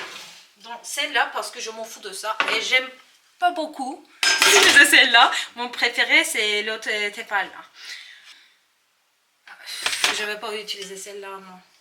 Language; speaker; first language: French; non-native, learner; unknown